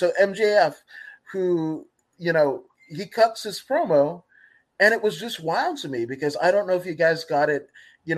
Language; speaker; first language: English; native; English